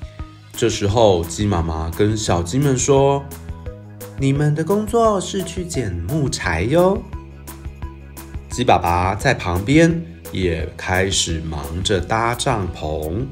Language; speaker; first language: Chinese; native; Chinese